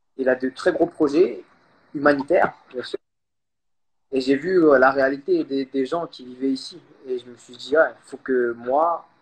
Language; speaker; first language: French; early bilingual, other home language; Khmer